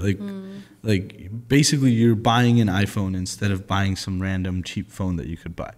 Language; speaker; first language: English; early bilingual, other home language; Nepali